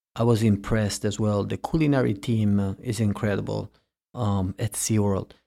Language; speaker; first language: English; early bilingual, heritage; Italian